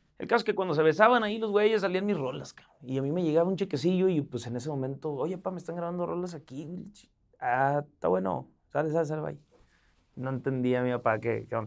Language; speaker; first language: Spanish; native; Spanish